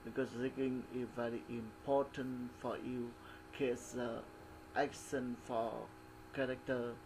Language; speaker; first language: English; non-native, learner; Vietnamese